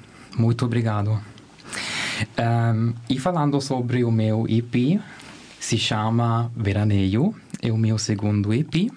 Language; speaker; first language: Portuguese; non-native, learner; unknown